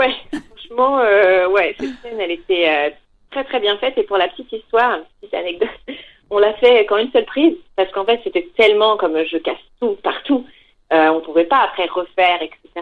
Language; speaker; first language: French; native; French